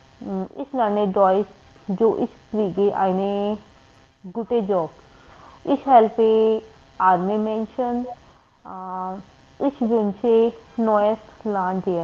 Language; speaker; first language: German; non-native, learner; Hindi